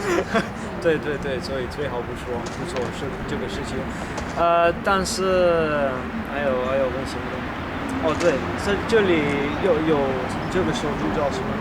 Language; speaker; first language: Chinese; non-native, learner; Dutch